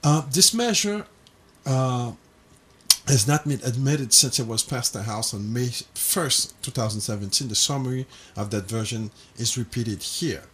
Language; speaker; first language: English; non-native, fluent; Haitian Creole